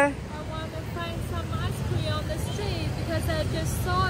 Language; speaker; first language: English; non-native, learner; Chinese